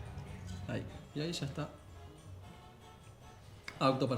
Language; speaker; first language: Spanish; native; Spanish